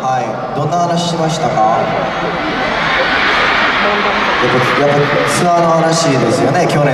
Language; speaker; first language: Japanese; non-native, fluent; Korean